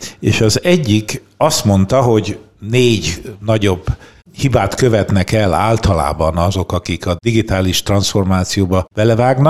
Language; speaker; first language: Hungarian; native; Hungarian